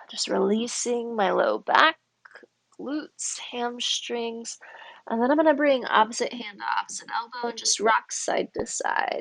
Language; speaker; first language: English; native; English